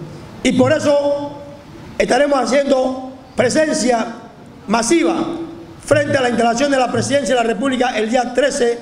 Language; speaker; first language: Spanish; native; Spanish